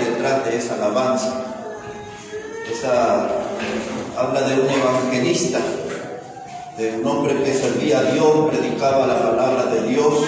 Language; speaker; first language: Spanish; native; Spanish